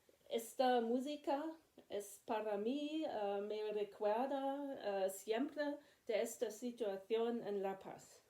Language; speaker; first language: Spanish; non-native, learner; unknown